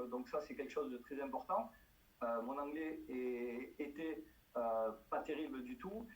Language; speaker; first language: French; native; French